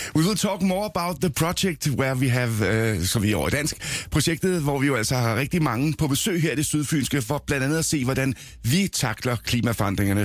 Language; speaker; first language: Danish; native; Danish